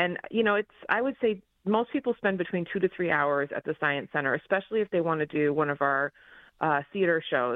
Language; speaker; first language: English; native; English